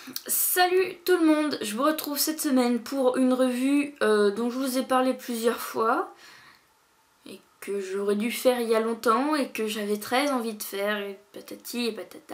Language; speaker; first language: French; native; French